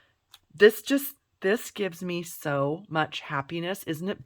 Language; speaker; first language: English; native; English